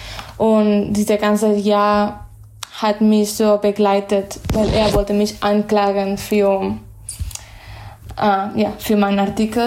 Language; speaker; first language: German; non-native, fluent; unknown